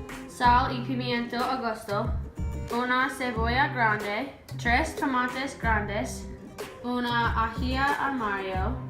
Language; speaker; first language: Spanish; non-native, learner; English